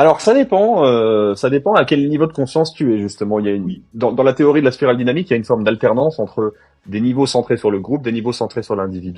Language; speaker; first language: French; native; French